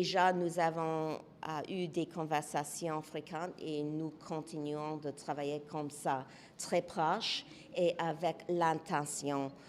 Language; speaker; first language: French; non-native, local second language; English